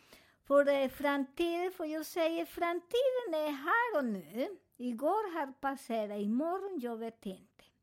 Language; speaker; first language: Swedish; non-native, learner; Spanish